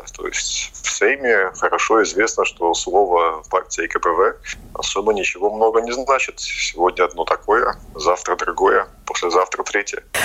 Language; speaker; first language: Russian; non-native, local second language; Latvian